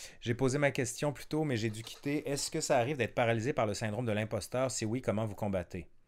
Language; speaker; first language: French; native; French